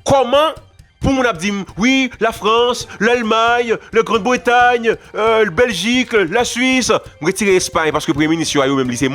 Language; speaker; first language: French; non-native, local second language; Haitian Creole